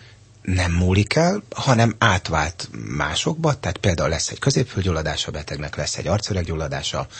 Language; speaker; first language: Hungarian; native; Hungarian